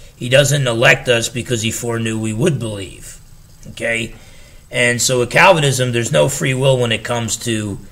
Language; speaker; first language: English; native; English